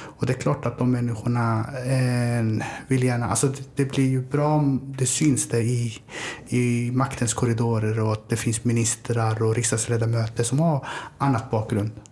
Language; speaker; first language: Swedish; early bilingual, other home language; Somali